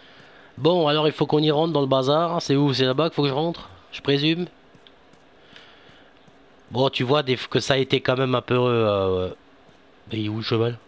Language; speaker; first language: French; native; French